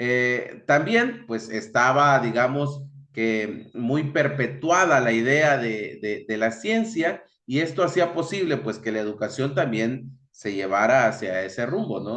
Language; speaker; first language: Spanish; native; Spanish